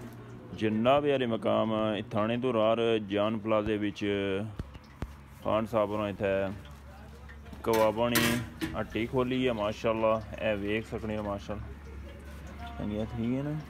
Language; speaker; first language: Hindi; non-native, local second language; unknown